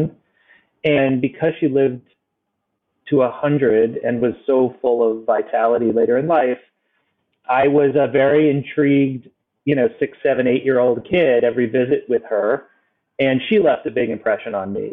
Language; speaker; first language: English; native; English